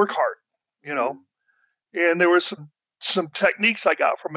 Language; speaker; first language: English; native; English